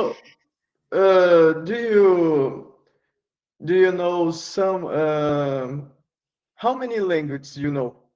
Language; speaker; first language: English; non-native, learner; Portuguese